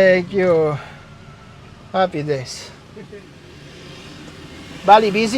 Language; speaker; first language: English; non-native, fluent; Polish